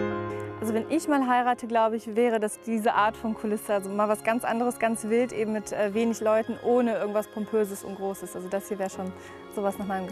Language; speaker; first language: German; native; German